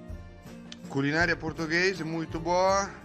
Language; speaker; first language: Portuguese; non-native, fluent; Italian